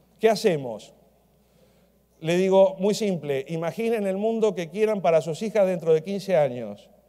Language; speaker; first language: Spanish; native; Spanish